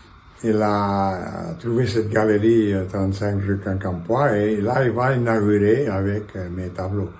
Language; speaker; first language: French; non-native, fluent; Catalan